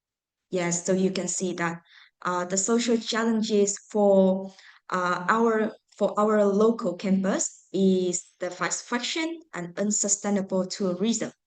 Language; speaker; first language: English; non-native, fluent; Vietnamese